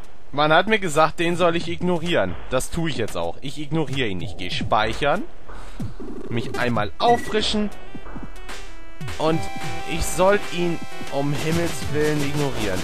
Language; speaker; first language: German; native; German